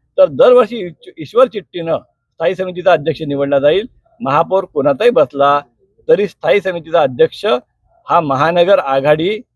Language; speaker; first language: Marathi; native; Marathi